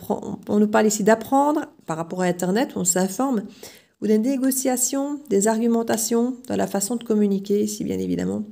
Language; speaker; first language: French; native; French